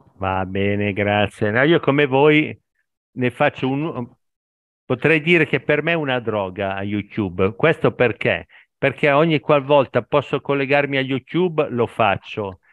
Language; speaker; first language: Italian; native; Italian